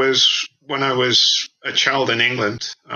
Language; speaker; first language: English; native; English